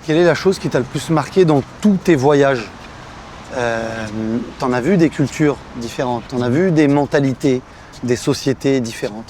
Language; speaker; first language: French; native; French